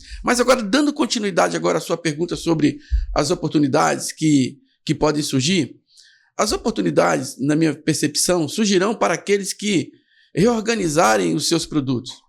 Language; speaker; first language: Portuguese; native; Portuguese